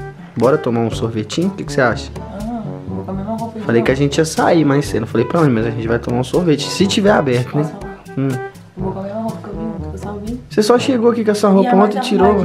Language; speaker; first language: Portuguese; native; Portuguese